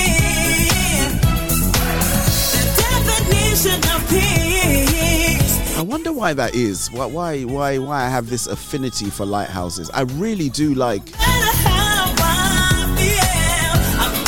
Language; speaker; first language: English; non-native, local second language; Yoruba